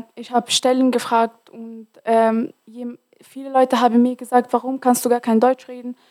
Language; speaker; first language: German; non-native, fluent; Arabic